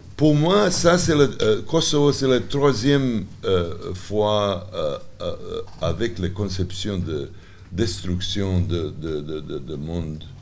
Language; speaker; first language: French; non-native, learner; Serbian